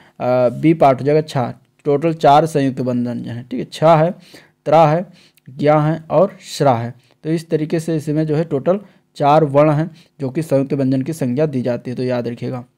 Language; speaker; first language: Hindi; native; Hindi